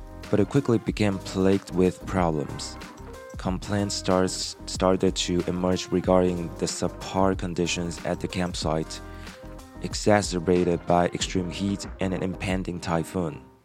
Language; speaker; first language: English; non-native, fluent; Chinese